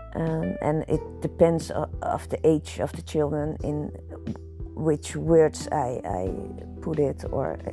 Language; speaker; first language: English; non-native, learner; Dutch